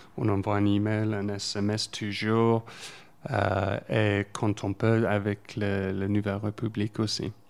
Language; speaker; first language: French; non-native, fluent; English